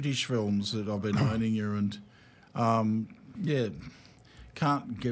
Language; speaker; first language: English; native; English